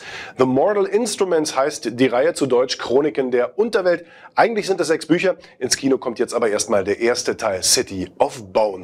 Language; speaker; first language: German; native; German